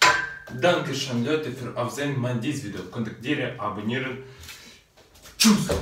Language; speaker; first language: German; non-native, learner; Russian